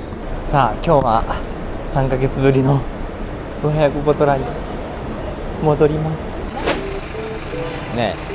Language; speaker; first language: Japanese; native; Japanese